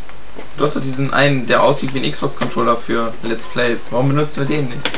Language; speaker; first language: German; early bilingual, other home language; Turkish